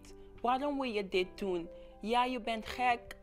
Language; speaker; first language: Dutch; non-native, local second language; English